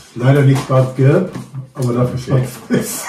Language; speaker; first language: German; native; German